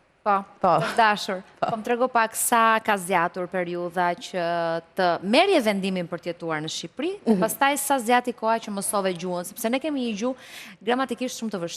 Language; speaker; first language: Albanian; native; Albanian